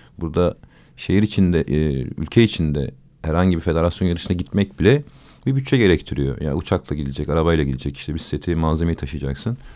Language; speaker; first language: Turkish; native; Turkish